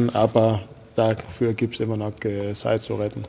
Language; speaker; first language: German; non-native, fluent; Danish